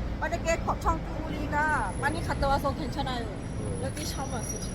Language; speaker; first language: Korean; non-native, learner; Thai